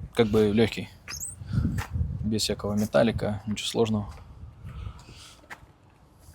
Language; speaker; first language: Russian; native; Russian